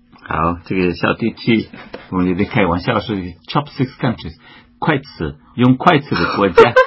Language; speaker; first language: Chinese; non-native, fluent; Spanish